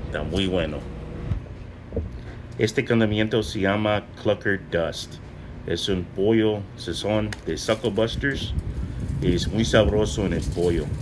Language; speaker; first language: Spanish; early bilingual, heritage; English